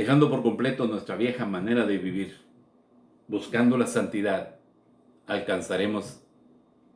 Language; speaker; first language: Spanish; native; Spanish